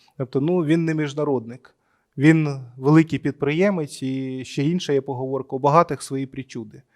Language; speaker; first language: Ukrainian; non-native, local second language; Russian